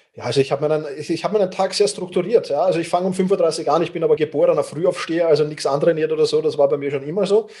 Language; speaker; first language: German; native; German